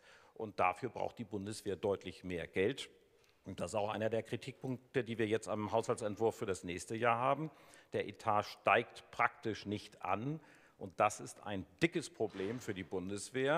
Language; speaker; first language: German; native; German